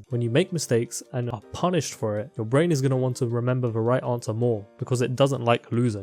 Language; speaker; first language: English; native; English